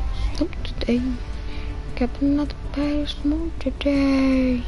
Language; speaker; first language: English; native; English